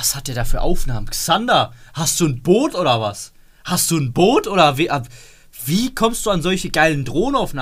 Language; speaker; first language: German; native; German